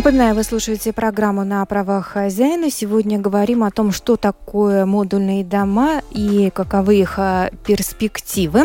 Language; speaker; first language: Russian; native; Russian